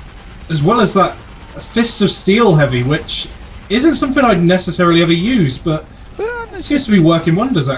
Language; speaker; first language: English; native; English